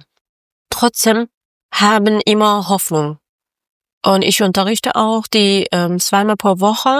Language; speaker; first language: German; non-native, learner; Persian